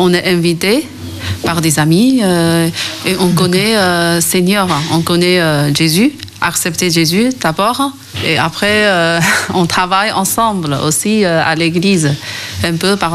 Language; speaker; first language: French; non-native, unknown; Chinese